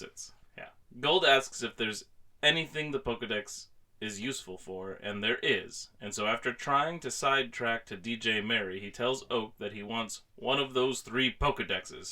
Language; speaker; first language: English; native; English